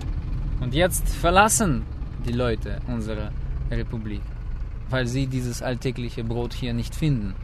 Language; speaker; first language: German; non-native, fluent; Russian